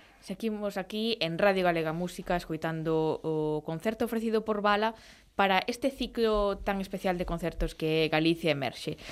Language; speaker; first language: Galician; native; Galician